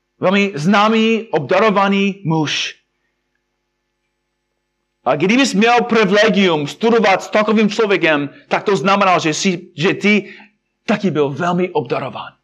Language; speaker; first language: Czech; non-native, fluent; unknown